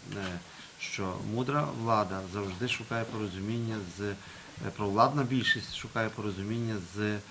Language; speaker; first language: Ukrainian; native; Ukrainian